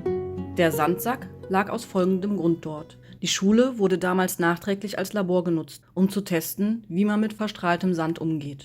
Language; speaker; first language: German; native; German